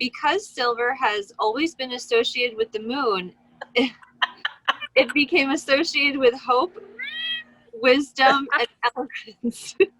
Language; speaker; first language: English; native; English